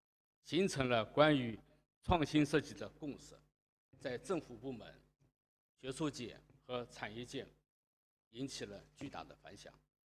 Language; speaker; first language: Chinese; native; Chinese